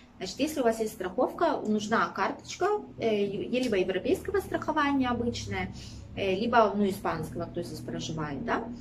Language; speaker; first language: Russian; native; Russian